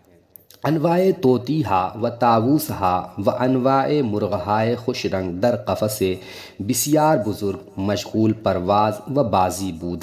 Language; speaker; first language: Persian; non-native, fluent; Urdu